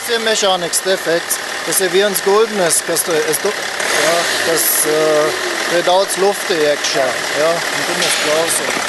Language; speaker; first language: Latvian; non-native, learner; German